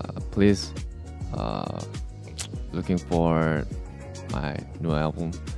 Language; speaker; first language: English; non-native, learner; Korean